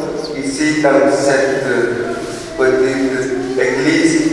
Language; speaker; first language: French; non-native, fluent; Vietnamese